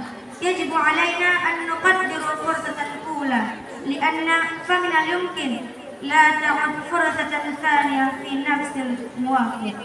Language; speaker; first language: Arabic; non-native, learner; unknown